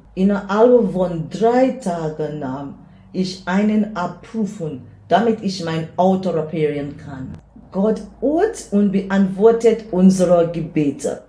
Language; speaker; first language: German; non-native, learner; English